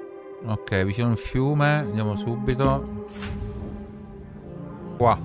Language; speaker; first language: Italian; native; Italian